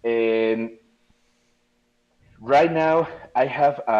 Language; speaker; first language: English; non-native, learner; Spanish